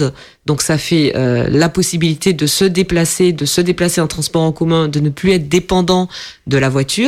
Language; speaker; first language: French; native; French